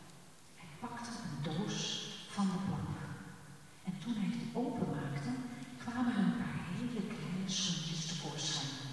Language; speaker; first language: Dutch; native; Dutch